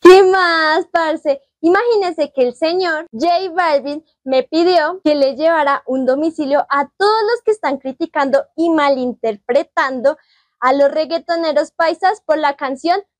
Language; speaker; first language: Spanish; native; Spanish